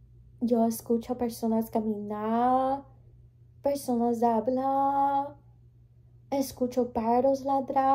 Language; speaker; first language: Spanish; early bilingual, heritage; English